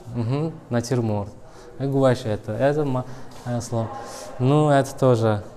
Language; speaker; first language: Russian; non-native, learner; Uzbek